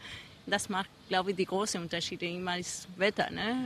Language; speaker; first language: German; non-native, learner; Spanish